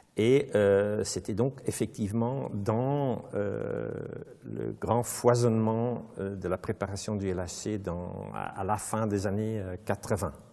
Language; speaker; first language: French; non-native, local second language; Dutch